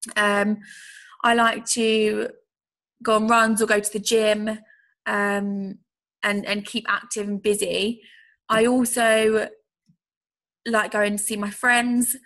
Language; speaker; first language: English; native; English